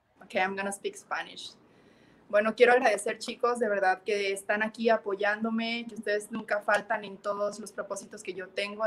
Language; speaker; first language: English; non-native, learner; Spanish